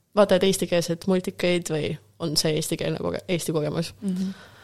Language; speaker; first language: Estonian; non-native, local second language; Russian